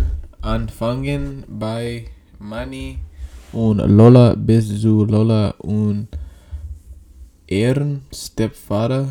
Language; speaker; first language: German; non-native, learner; English